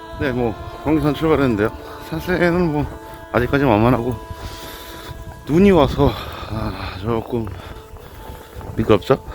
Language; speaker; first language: Korean; native; Korean